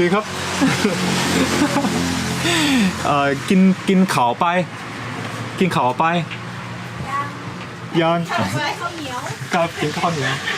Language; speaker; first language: Thai; non-native, fluent; English